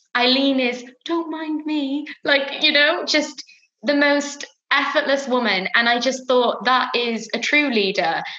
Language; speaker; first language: English; native; English